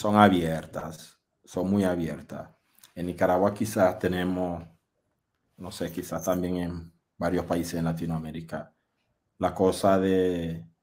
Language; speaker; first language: Spanish; non-native, local second language; English